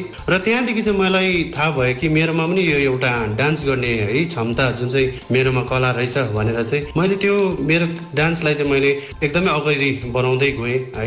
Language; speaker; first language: Nepali; native; Nepali